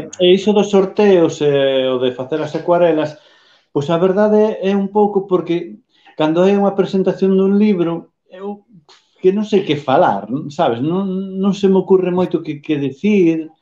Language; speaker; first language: Galician; native; Galician